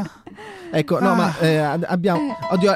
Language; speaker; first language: Italian; native; Italian